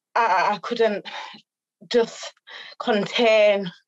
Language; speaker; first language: English; native; English